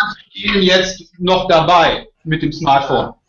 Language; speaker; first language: German; native; German